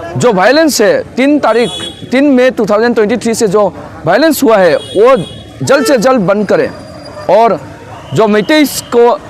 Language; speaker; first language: Hindi; non-native, local second language; Manipuri